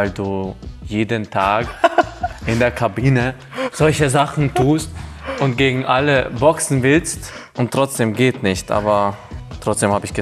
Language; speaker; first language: German; non-native, fluent; Hungarian